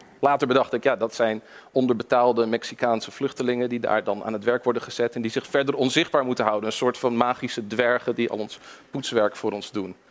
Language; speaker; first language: Dutch; early bilingual, other home language; English